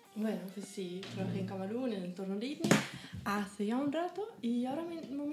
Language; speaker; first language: Spanish; non-native, fluent; German